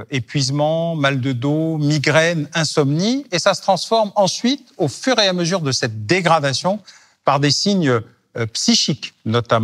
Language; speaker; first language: French; native; French